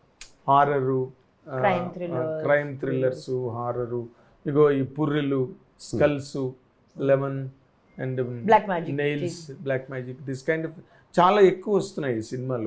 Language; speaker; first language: Telugu; native; Telugu